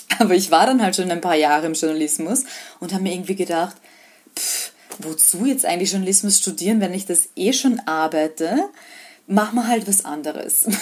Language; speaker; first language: German; early bilingual, other home language; Serbian